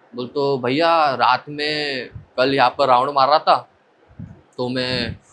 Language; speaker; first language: Hindi; non-native, local second language; Marathi